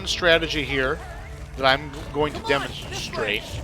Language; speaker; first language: English; native; English